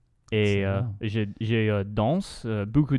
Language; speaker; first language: French; non-native, learner; English